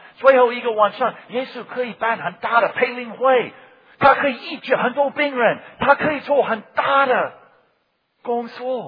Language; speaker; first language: Chinese; non-native, fluent; English